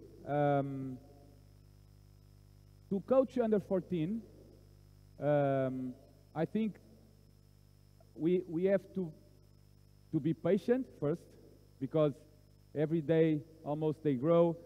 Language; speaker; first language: English; non-native, fluent; Portuguese